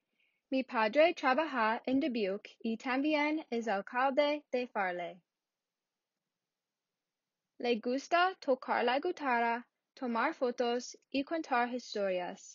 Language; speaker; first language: Spanish; non-native, learner; English